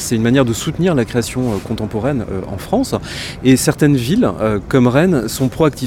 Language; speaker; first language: French; native; French